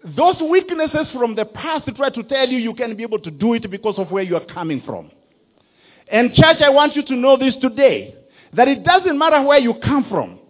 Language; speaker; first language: English; non-native, local second language; Kikuyu